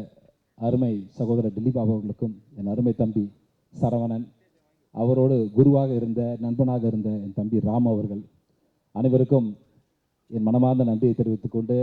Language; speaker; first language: Tamil; native; Tamil